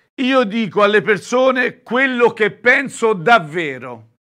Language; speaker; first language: Italian; native; Italian